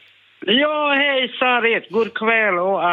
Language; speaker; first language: Swedish; non-native, learner; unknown